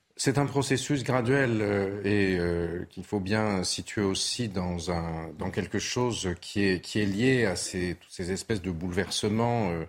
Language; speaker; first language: French; early bilingual, other home language; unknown